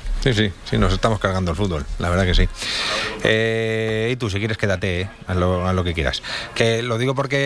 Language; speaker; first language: Spanish; native; Spanish